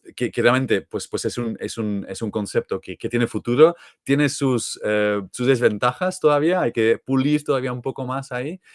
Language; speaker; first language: Spanish; non-native, fluent; Dutch